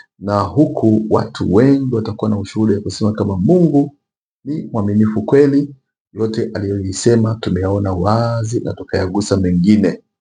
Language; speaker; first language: Swahili; native; Swahili